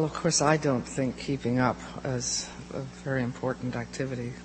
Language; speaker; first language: English; native; English